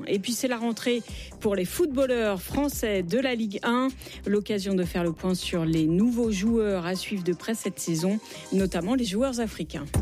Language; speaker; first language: French; native; French